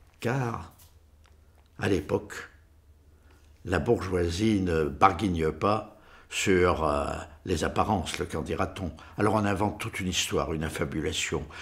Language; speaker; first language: French; native; French